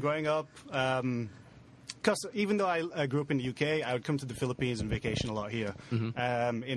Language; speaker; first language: English; native; English